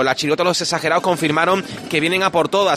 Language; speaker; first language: Spanish; native; Spanish